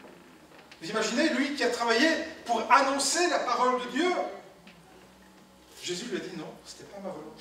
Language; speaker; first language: French; native; French